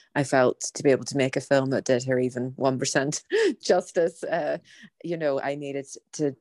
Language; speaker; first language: English; native; English